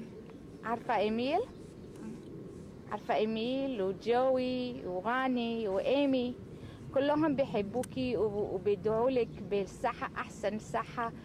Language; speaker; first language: Arabic; native; Arabic